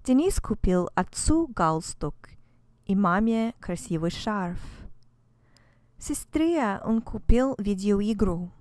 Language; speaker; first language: Russian; non-native, fluent; English